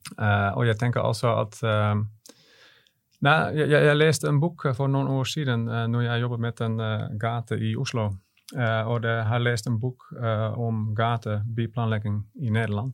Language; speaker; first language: Swedish; non-native, learner; Dutch